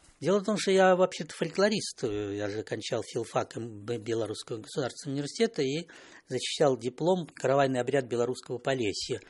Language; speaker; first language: Russian; non-native, local second language; Belarusian